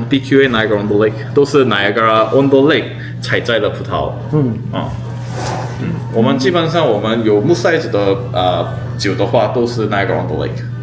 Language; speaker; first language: Chinese; non-native, fluent; Korean